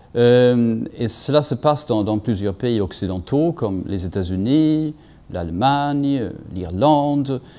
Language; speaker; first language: French; non-native, fluent; Swedish